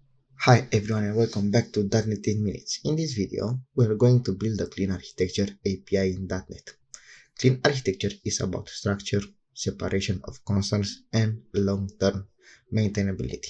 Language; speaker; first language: English; non-native, fluent; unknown